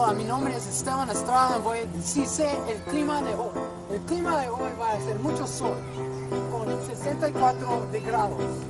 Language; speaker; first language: Spanish; non-native, learner; English